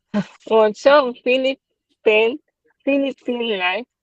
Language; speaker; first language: Chinese; non-native, learner; Filipino